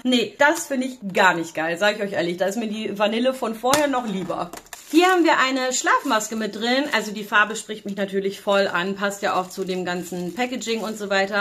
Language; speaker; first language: German; native; German